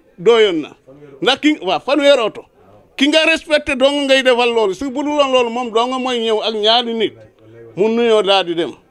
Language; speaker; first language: Wolof; non-native, local second language; Fula